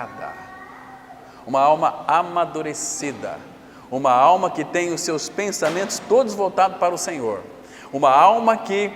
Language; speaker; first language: Portuguese; native; Portuguese